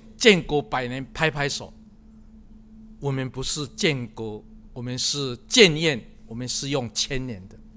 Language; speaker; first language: Chinese; non-native, local second language; Min Nan Chinese